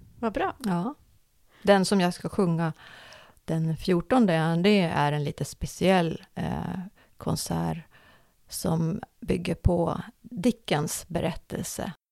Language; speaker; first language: Swedish; native; Swedish